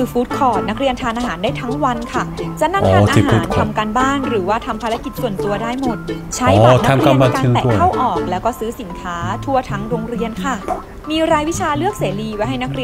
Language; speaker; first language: Thai; native; Thai